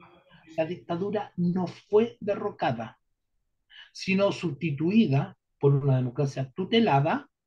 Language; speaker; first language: Spanish; native; Spanish